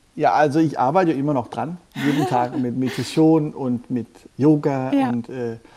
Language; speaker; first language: German; non-native, fluent; Danish